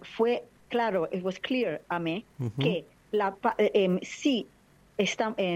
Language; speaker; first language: Spanish; non-native, learner; Hebrew